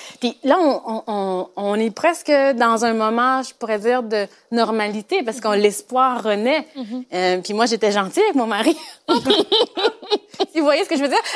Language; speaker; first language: French; native; French